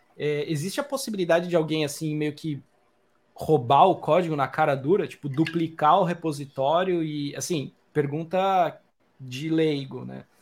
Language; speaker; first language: Portuguese; native; Portuguese